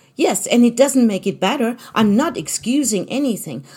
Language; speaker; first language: English; non-native, fluent; German